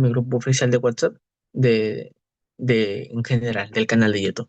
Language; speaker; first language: Spanish; native; Spanish